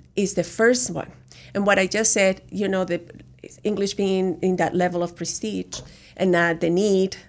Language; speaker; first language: English; non-native, fluent; Spanish